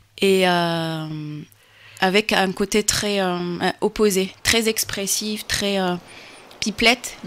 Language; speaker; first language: French; early bilingual, heritage; French